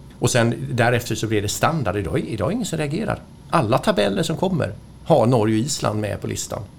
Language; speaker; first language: Swedish; native; Swedish